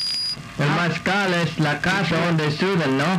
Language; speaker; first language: Spanish; non-native, fluent; English